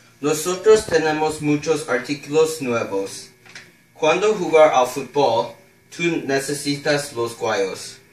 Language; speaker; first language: Spanish; non-native, learner; English